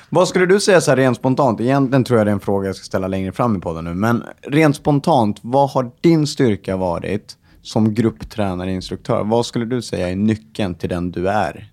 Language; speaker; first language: Swedish; native; Swedish